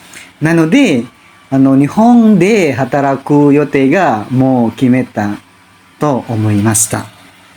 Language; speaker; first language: Japanese; non-native, learner; Indonesian